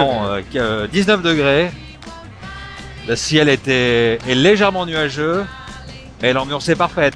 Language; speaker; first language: French; native; French